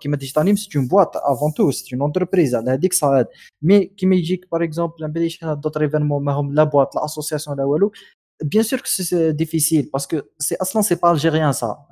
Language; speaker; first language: French; non-native, local second language; Arabic